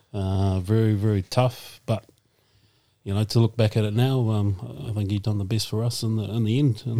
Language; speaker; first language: English; native; English